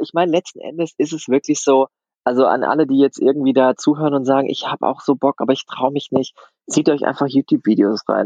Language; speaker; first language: German; native; German